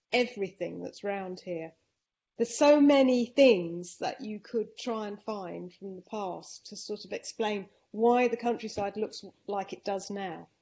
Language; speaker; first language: English; non-native, fluent; Dutch